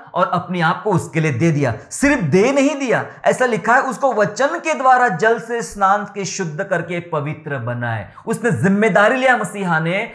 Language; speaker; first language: Hindi; non-native, local second language; Marathi